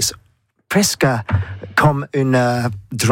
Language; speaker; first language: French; non-native, learner; English